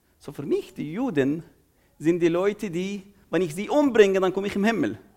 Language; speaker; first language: German; non-native, fluent; Arabic